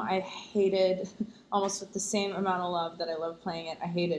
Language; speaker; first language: English; native; English